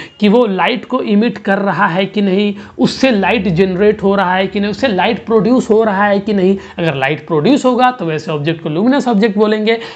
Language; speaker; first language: Hindi; native; Hindi